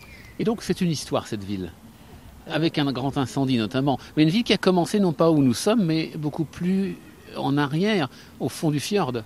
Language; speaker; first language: French; native; French